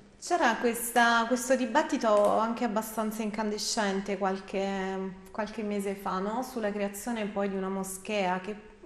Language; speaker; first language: Italian; native; Italian